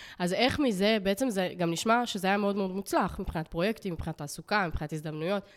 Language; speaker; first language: Hebrew; early bilingual, other home language; Russian